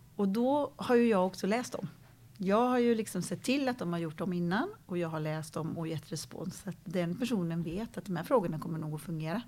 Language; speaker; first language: Swedish; native; Swedish